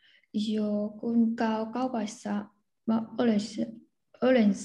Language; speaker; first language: Finnish; non-native, learner; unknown